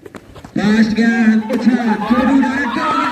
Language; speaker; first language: Hindi; native; Hindi